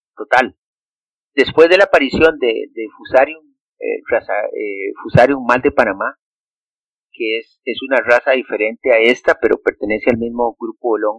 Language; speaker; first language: Spanish; native; Spanish